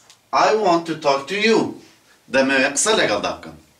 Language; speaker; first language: English; non-native, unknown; Central Kurdish